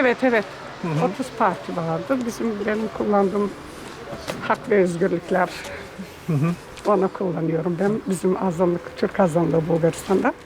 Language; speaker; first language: Turkish; early bilingual, heritage; Turkish